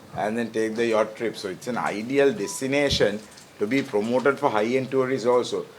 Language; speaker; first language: English; non-native, local second language; Sinhala